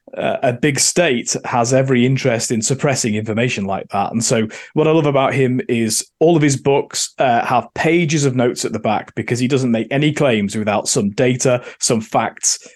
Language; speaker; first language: English; native; English